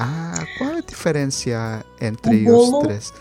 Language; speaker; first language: Portuguese; non-native, learner; Spanish